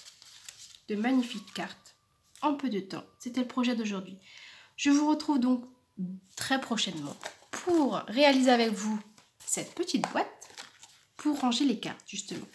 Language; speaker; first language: French; native; French